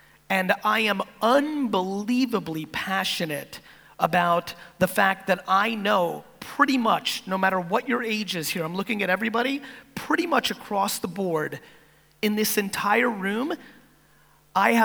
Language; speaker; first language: English; native; English